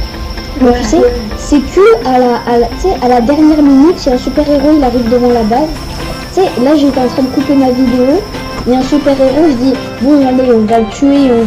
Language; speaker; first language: French; native; French